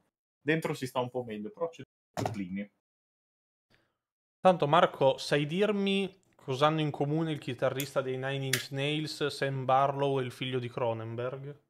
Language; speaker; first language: Italian; native; Italian